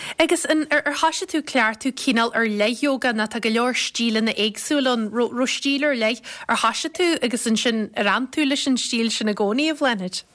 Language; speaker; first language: Irish; native; Irish